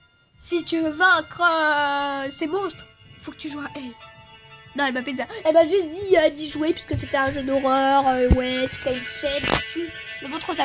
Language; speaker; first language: French; native; French